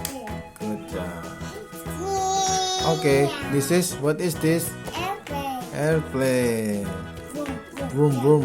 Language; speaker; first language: English; non-native, learner; Indonesian